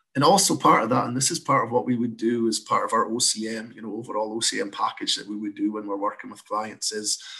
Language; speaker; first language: English; native; English